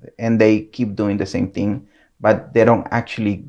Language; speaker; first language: English; non-native, fluent; Spanish